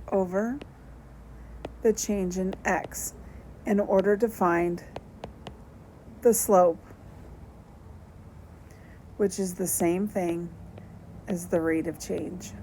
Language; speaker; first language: English; native; English